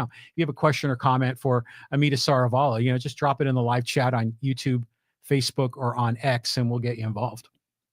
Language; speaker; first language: English; native; English